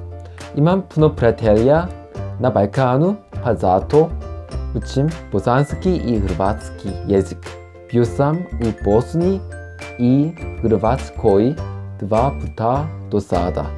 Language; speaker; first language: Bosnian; non-native, learner; Korean